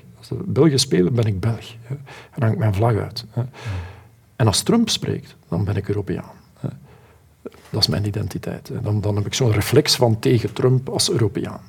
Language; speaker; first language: Dutch; native; Dutch